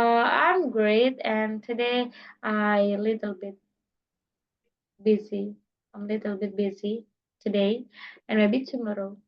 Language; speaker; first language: English; non-native, learner; Indonesian